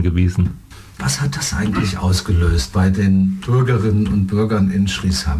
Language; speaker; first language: German; native; German